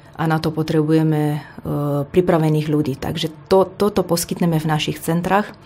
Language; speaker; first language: Slovak; non-native, fluent; Romanian